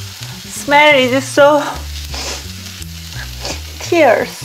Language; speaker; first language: English; non-native, learner; Korean